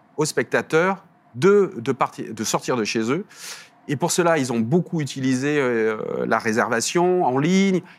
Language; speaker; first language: French; native; French